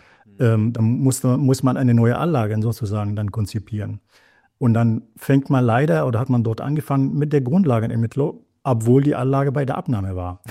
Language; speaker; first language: German; native; German